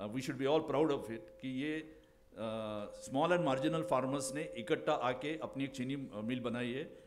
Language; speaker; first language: Hindi; non-native, local second language; Marathi